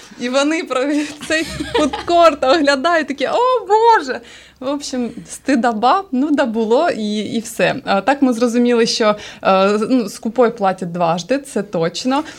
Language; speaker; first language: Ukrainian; native; Ukrainian